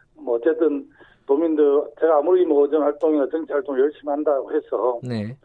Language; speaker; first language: Korean; native; Korean